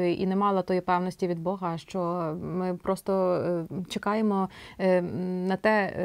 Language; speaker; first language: Ukrainian; native; Ukrainian